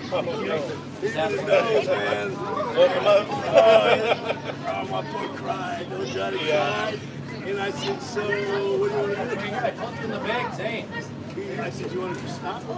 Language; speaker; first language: English; native; English